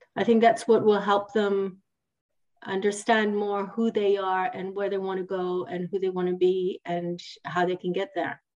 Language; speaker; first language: English; non-native, fluent; Italian